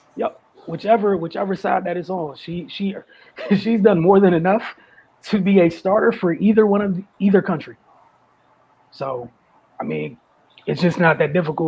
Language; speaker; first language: English; native; English